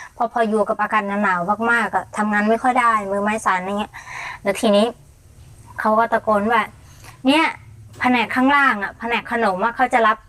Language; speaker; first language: Thai; non-native, fluent; Mon